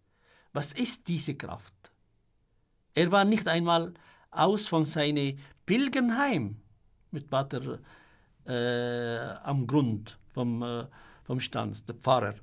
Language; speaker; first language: German; non-native, fluent; Arabic